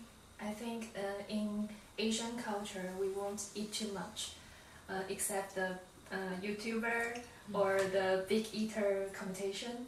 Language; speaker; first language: English; non-native, learner; Chinese